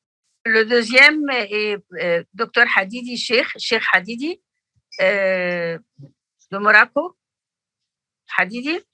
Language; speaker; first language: French; non-native, learner; Arabic